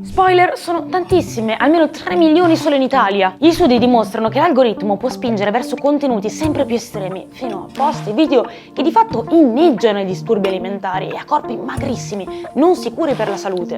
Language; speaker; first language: Italian; native; Italian